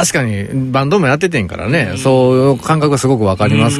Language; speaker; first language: Japanese; native; Japanese